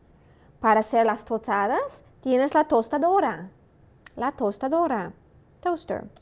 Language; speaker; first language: Spanish; non-native, fluent; English